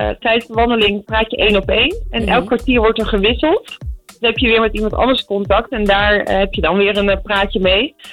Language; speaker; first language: Dutch; native; Dutch